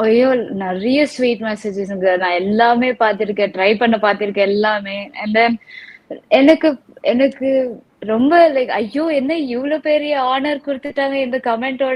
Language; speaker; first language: Tamil; non-native, local second language; Telugu